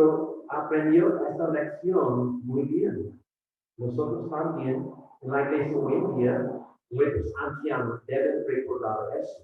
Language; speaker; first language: Spanish; non-native, fluent; English